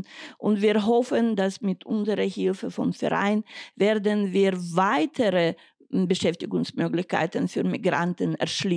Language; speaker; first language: German; non-native, fluent; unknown